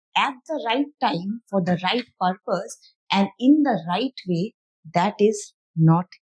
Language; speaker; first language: English; non-native, local second language; Bangla